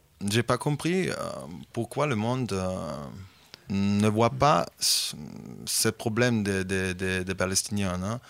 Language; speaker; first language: French; non-native, fluent; Bosnian